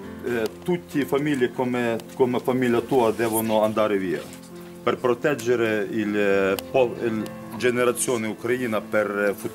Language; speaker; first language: Italian; non-native, learner; Ukrainian